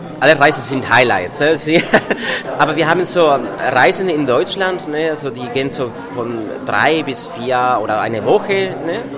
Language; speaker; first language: German; non-native, fluent; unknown